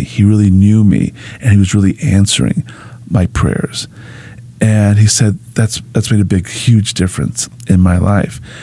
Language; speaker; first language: English; early bilingual, other home language; Spanish